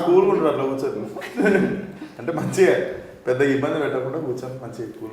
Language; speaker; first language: Telugu; native; Telugu